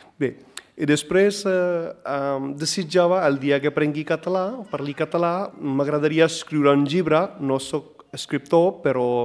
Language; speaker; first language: Catalan; non-native, fluent; Punjabi